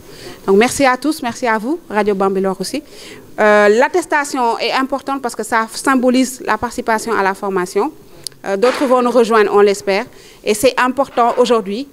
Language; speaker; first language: French; non-native, local second language; Wolof